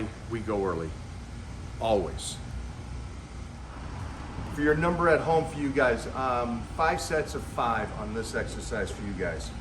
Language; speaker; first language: English; native; English